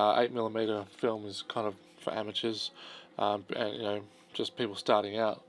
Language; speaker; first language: English; native; English